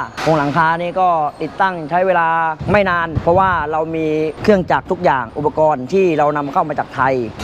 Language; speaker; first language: Thai; native; Thai